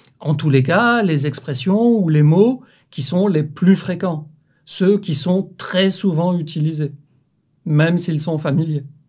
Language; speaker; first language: French; native; French